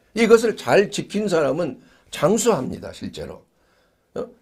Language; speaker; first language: Korean; native; Korean